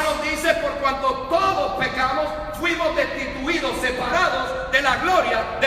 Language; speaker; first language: Spanish; native; Spanish